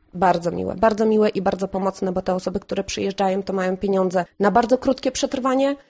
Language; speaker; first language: Polish; non-native, fluent; Ukrainian